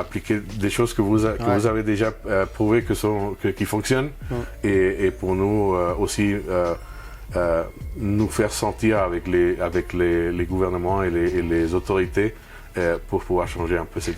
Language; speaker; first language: French; non-native, fluent; Spanish